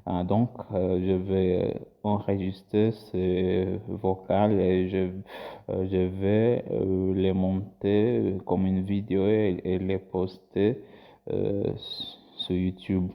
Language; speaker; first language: French; non-native, learner; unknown